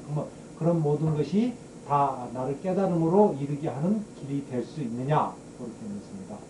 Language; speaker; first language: Korean; native; Korean